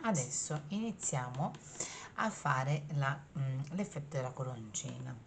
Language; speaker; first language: Italian; native; Italian